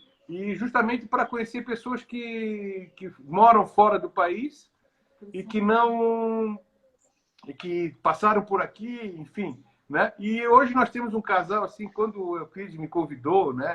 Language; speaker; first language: Portuguese; native; Portuguese